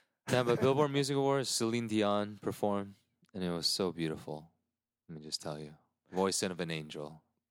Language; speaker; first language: English; early bilingual, other home language; Korean